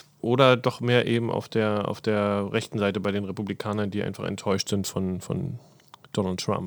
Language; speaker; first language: German; native; German